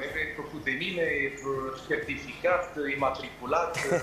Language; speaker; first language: Romanian; non-native, fluent; French